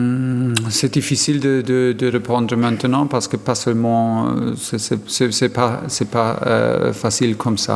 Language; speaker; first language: French; non-native, fluent; German